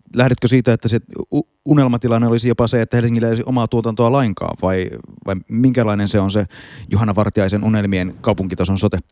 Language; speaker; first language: Finnish; native; Finnish